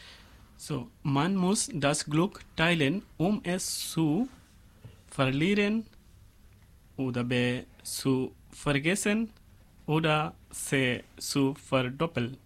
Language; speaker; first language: German; non-native, learner; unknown